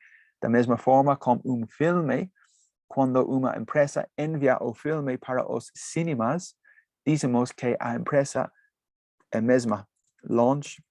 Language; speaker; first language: Spanish; non-native, fluent; English